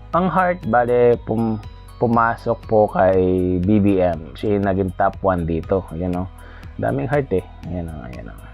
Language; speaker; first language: Filipino; non-native, local second language; Pampanga